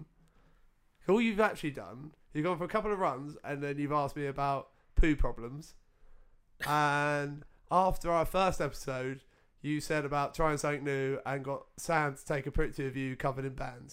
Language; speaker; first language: English; native; English